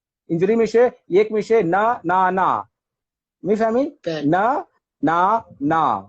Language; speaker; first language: Persian; non-native, fluent; Hindi